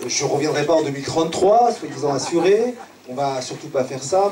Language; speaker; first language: French; native; French